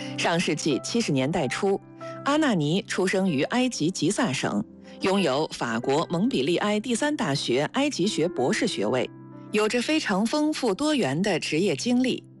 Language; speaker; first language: Chinese; native; Chinese